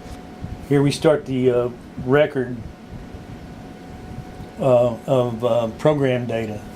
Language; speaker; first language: English; native; English